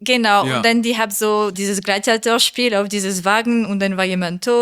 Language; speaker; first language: German; non-native, learner; French